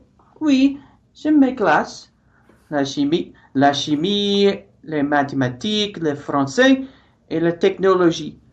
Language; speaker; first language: French; non-native, learner; English